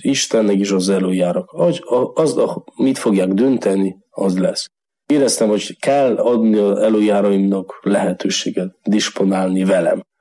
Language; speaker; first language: Hungarian; non-native, learner; Polish